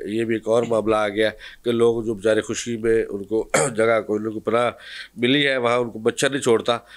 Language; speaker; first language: Urdu; native; Urdu